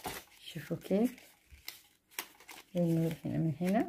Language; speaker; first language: Arabic; native; Arabic